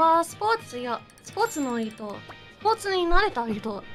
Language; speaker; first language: Japanese; non-native, learner; English